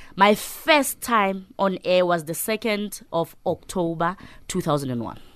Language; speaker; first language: English; non-native, local second language; Southern Sotho